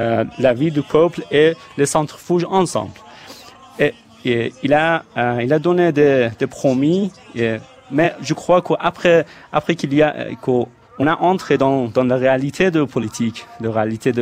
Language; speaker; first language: French; non-native, fluent; Persian